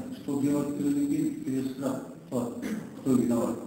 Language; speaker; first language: Russian; non-native, local second language; Kazakh